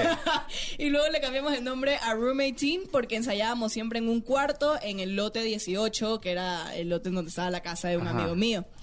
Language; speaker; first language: Spanish; native; Spanish